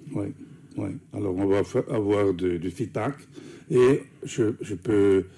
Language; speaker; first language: French; non-native, fluent; English